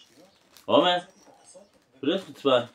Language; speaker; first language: Hebrew; native; Hebrew